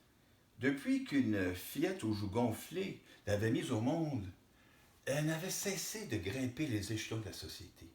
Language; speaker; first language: French; native; French